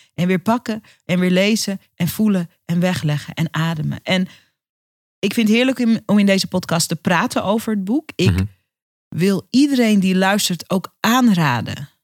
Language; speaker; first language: Dutch; native; Dutch